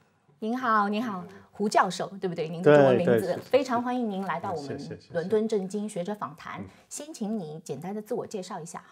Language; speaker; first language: Chinese; native; Chinese